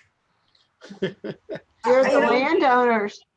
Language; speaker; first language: English; native; English